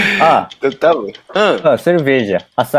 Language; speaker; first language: Portuguese; non-native, learner; Japanese